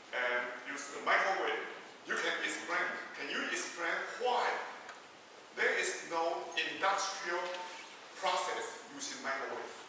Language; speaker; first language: English; non-native, fluent; Chinese